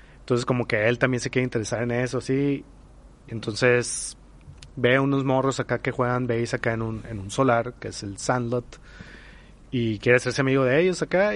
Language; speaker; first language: Spanish; native; Spanish